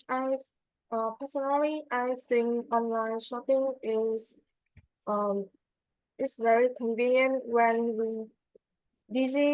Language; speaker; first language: English; non-native, learner; Vietnamese